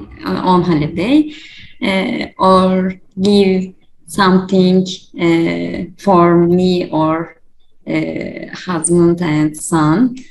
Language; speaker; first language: English; non-native, learner; Turkish